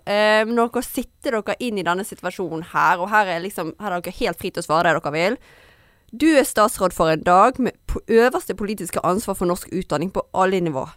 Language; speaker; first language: Norwegian; native; Norwegian